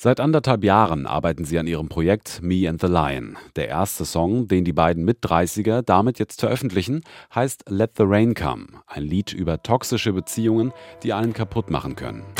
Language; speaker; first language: German; native; German